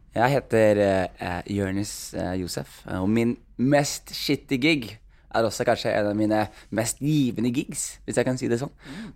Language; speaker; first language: Norwegian; early bilingual, other home language; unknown